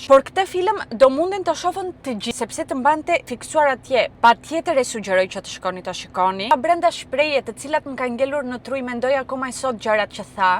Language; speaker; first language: Albanian; early bilingual, heritage; Albanian